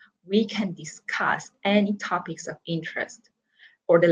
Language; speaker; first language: English; non-native, local second language; Chinese